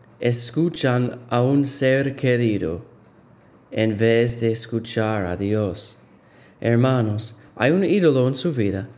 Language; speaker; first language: Spanish; non-native, fluent; English